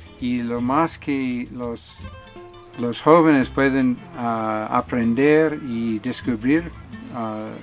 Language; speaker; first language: Spanish; non-native, learner; English